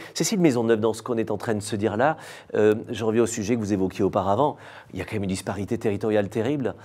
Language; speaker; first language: French; native; French